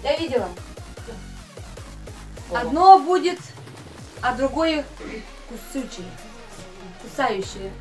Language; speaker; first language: Russian; native; Russian